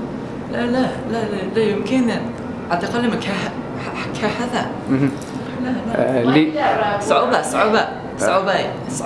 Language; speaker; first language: Arabic; non-native, learner; Korean